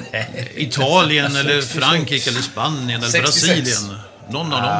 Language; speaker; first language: Swedish; native; Swedish